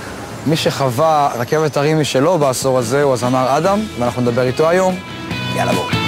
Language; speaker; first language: Hebrew; native; Hebrew